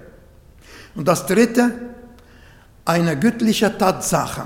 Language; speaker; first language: German; non-native, fluent; Arabic